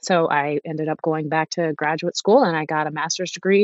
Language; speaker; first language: English; native; English